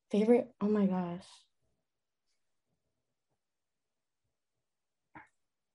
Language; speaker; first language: English; native; English